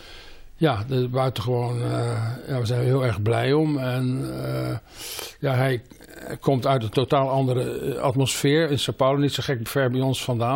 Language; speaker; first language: Dutch; native; Dutch